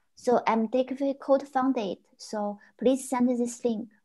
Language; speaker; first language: Spanish; non-native, learner; Chinese